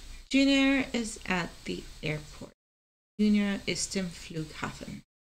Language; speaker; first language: German; non-native, learner; Spanish